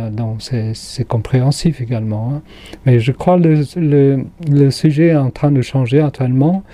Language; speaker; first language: French; non-native, fluent; Khmer